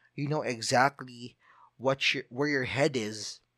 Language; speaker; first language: English; non-native, local second language; Filipino